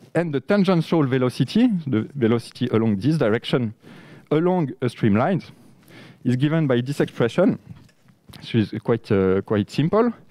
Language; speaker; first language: English; non-native, fluent; French